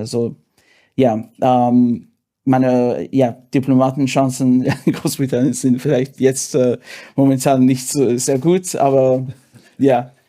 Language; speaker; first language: German; non-native, fluent; English